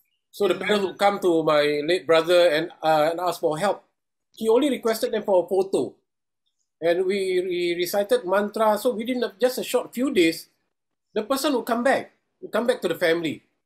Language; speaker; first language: English; non-native, local second language; Malay